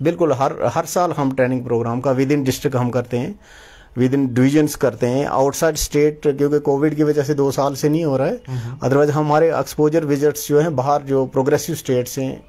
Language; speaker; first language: Hindi; non-native, local second language; Kashmiri